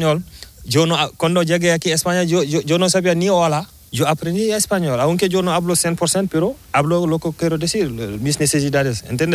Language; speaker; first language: Spanish; non-native, learner; Fula